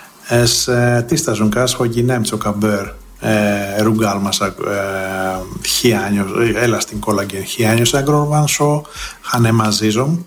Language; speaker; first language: Hungarian; non-native, learner; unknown